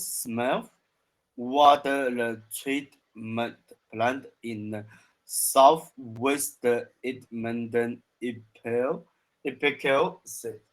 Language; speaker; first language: English; non-native, learner; Chinese